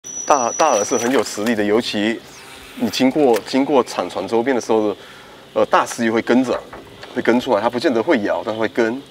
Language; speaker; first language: Chinese; native; Chinese